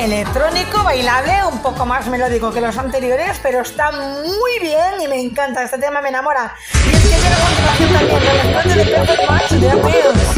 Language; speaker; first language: Spanish; native; Spanish